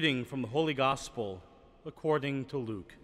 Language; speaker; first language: English; native; English